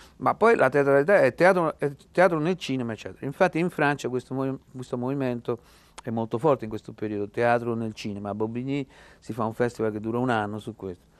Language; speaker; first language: Italian; native; Italian